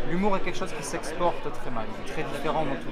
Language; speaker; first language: French; native; French